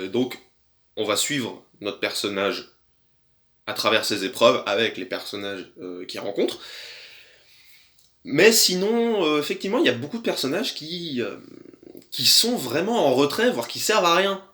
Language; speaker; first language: French; native; French